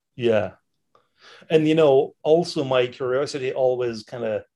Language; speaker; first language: English; non-native, fluent; Russian